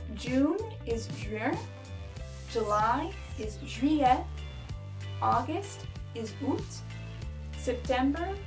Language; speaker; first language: English; native; English